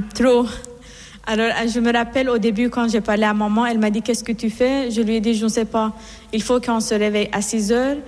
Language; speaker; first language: French; non-native, fluent; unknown